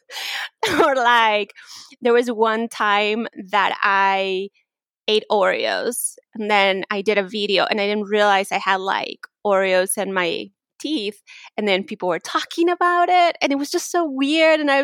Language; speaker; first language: English; non-native, fluent; Spanish